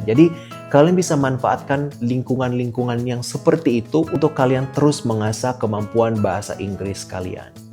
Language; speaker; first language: Indonesian; native; Indonesian